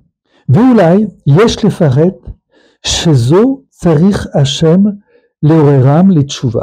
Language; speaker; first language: Hebrew; non-native, fluent; French